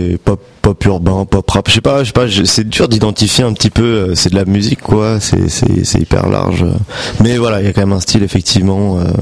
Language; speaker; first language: French; native; French